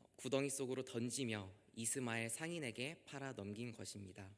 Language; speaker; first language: Korean; native; Korean